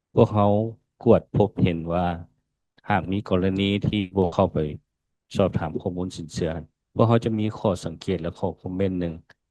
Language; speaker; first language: Lao; native; Lao